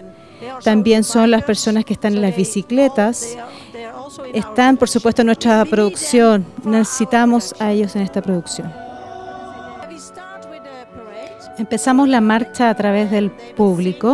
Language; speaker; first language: Spanish; non-native, fluent; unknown